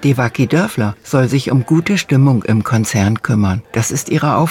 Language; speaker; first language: German; native; German